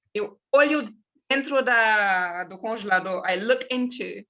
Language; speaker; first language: Portuguese; non-native, fluent; German